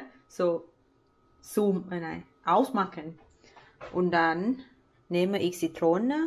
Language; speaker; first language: German; non-native, learner; Thai